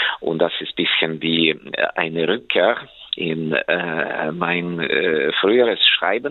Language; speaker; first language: German; non-native, fluent; Ukrainian